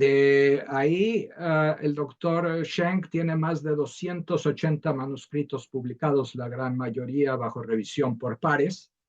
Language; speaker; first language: Spanish; native; Spanish